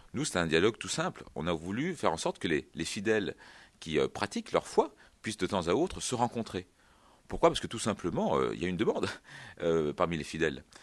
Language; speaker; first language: French; native; French